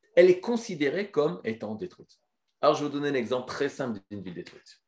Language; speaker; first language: French; native; French